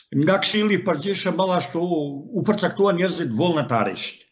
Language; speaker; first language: Albanian; native; Albanian